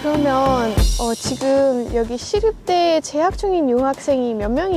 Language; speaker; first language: Korean; non-native, fluent; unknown